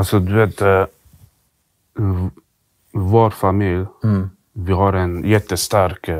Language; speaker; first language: Swedish; early bilingual, other home language; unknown